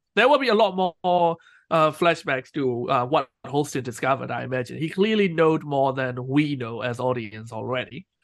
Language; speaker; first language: English; non-native, fluent; Burmese